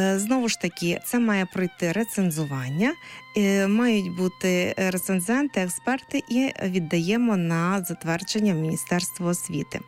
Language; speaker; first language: Ukrainian; native; Ukrainian